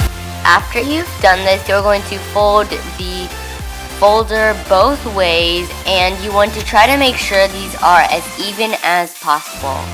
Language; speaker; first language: English; native; English